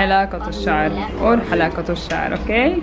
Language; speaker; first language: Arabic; native; Arabic